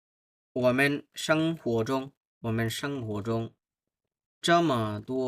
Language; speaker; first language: Chinese; non-native, fluent; Bangla